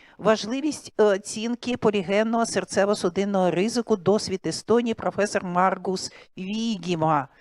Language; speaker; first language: Ukrainian; native; Ukrainian